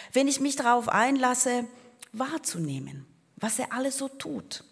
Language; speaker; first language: German; non-native, fluent; Portuguese